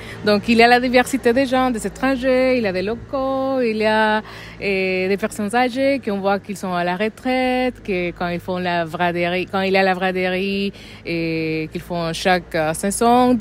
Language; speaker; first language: French; non-native, fluent; Spanish